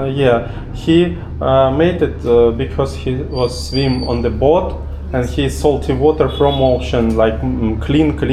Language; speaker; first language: English; non-native, learner; Russian